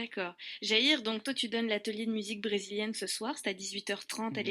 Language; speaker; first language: French; native; French